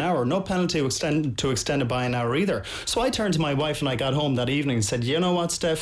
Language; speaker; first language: English; native; English